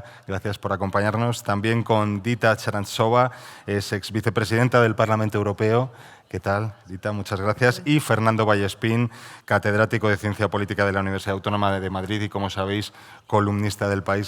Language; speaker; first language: Spanish; native; Spanish